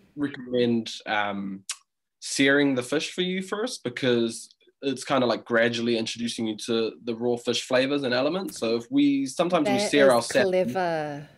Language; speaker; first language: English; native; English